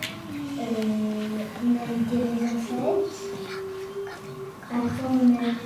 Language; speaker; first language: French; early bilingual, other home language; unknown